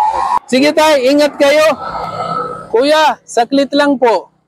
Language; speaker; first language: Filipino; non-native, learner; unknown